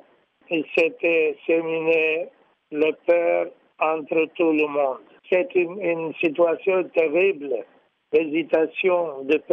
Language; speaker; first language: French; non-native, learner; Arabic